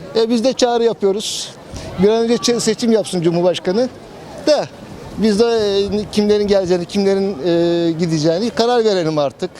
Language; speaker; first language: Turkish; native; Turkish